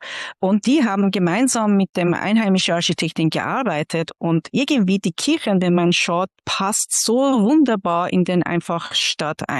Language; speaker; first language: German; non-native, fluent; Persian